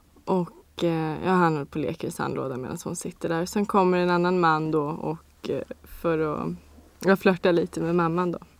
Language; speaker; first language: Swedish; native; Swedish